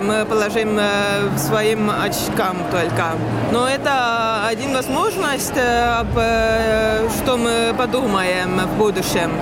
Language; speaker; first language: Russian; non-native, learner; Estonian